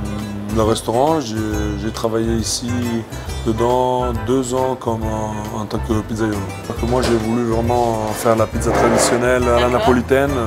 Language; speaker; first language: French; non-native, fluent; Italian